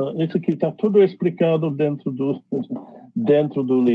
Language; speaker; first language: Portuguese; non-native, fluent; English